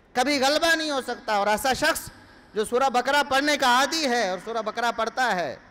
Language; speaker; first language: Urdu; non-native, local second language; Punjabi